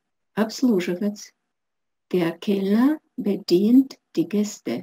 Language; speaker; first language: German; non-native, fluent; Russian